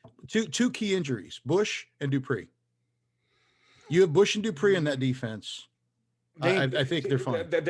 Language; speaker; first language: English; native; English